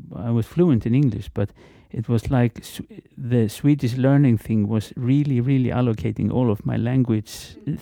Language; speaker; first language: English; non-native, fluent; Icelandic